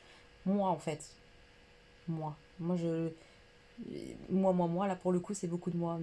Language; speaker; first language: French; native; French